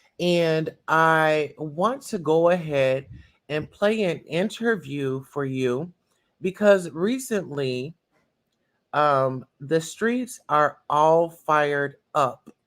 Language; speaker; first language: English; native; English